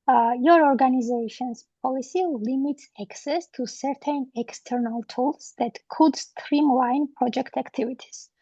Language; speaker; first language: English; non-native, fluent; Georgian